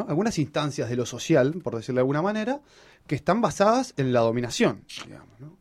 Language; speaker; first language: Spanish; native; Spanish